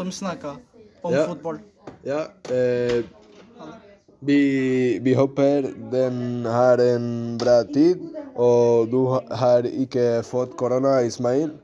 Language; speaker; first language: Norwegian; non-native, learner; Spanish